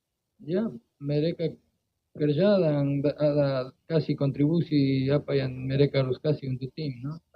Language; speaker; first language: Indonesian; non-native, fluent; Spanish